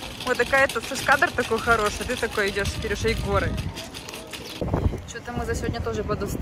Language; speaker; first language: Russian; native; Russian